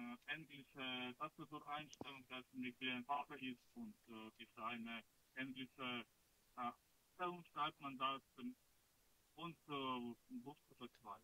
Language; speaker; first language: German; non-native, learner; Russian